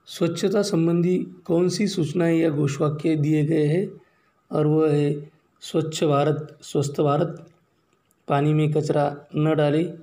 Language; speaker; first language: Hindi; non-native, local second language; Marathi